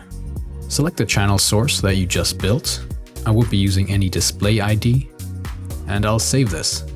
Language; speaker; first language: English; native; English